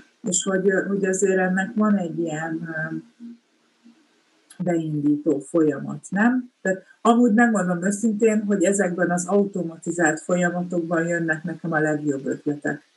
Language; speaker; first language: Hungarian; native; Hungarian